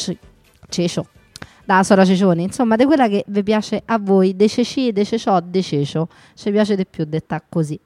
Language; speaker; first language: Italian; native; Italian